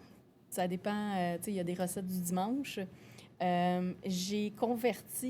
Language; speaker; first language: French; native; French